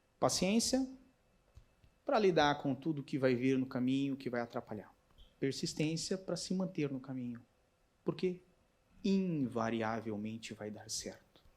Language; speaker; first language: Portuguese; native; Portuguese